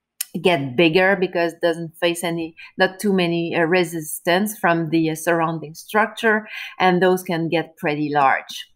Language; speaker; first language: English; non-native, fluent; French